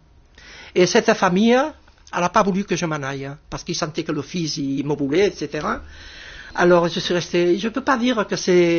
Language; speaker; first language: French; non-native, fluent; Spanish